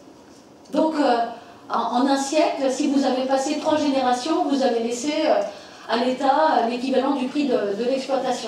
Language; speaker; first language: French; native; French